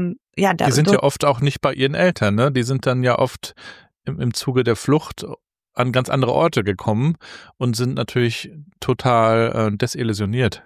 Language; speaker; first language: German; native; German